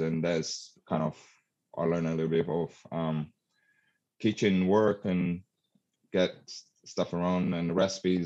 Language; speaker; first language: English; non-native, fluent; Portuguese